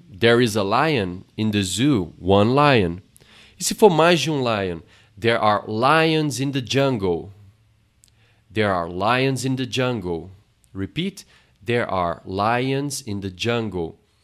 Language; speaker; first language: English; non-native, fluent; Portuguese